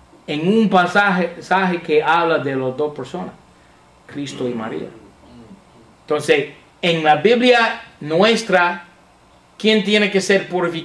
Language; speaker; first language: Spanish; non-native, fluent; English